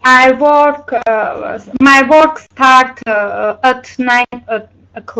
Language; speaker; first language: English; non-native, learner; Armenian